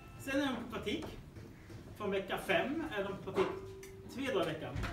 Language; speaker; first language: Swedish; native; Swedish